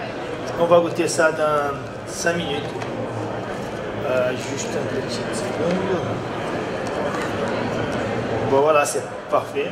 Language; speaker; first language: French; non-native, learner; Portuguese